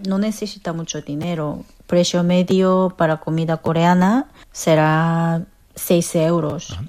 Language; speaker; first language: Spanish; non-native, fluent; Korean